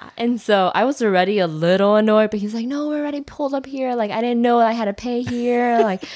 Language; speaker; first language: English; non-native, fluent; Chinese